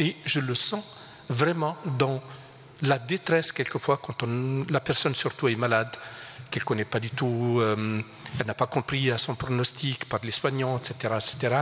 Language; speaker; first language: French; non-native, local second language; Arabic